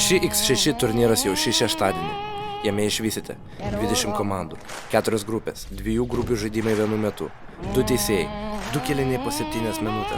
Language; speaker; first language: Lithuanian; native; Lithuanian